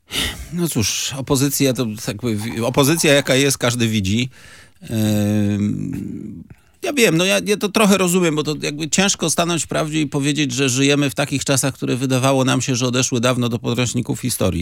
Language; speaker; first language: Polish; native; Polish